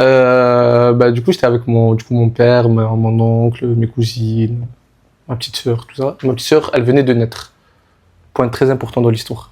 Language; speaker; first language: French; native; French